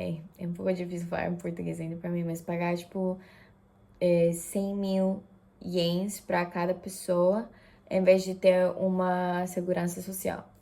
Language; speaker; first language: Portuguese; non-native, fluent; Japanese